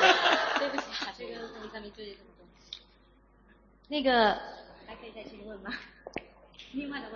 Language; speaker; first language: Chinese; native; Chinese